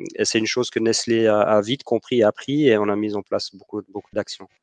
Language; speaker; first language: French; non-native, fluent; English